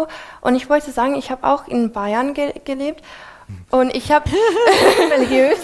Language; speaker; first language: German; non-native, fluent; English